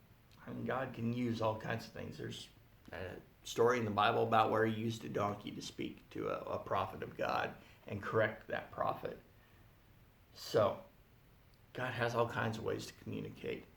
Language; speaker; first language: English; native; English